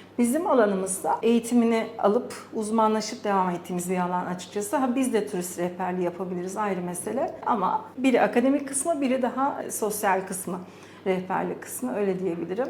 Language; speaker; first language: Turkish; early bilingual, heritage; Turkish